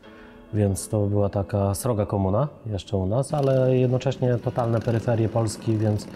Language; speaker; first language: Polish; native; Polish